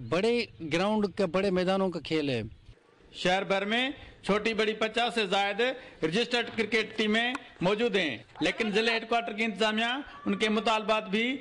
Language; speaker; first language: Urdu; non-native, local second language; Sindhi